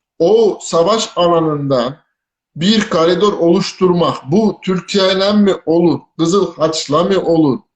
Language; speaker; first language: Turkish; native; Turkish